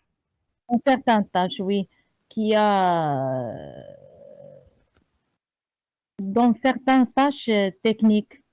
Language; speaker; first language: French; non-native, learner; Arabic